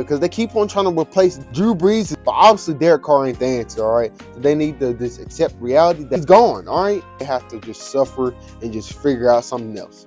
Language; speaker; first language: English; native; English